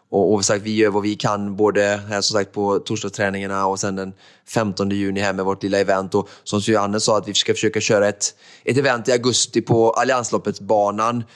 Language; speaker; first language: Swedish; native; Swedish